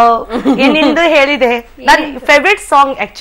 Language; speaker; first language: Kannada; non-native, local second language; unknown